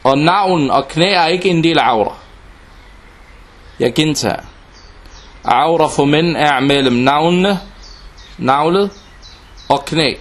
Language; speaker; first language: Danish; non-native, local second language; Arabic